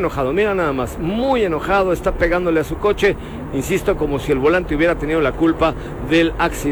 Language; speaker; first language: Spanish; native; Spanish